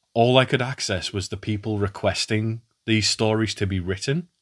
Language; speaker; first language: English; native; English